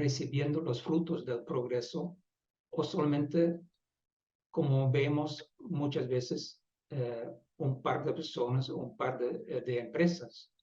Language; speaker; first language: Spanish; non-native, fluent; Dutch